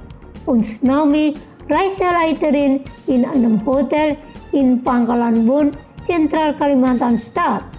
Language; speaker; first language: German; non-native, fluent; Indonesian